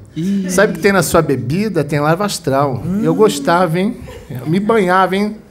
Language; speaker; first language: Portuguese; native; Portuguese